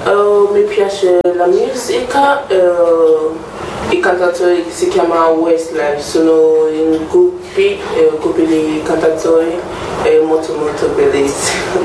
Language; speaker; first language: Italian; non-native, learner; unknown